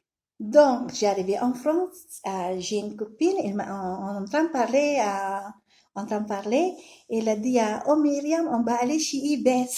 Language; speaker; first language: French; non-native, learner; Filipino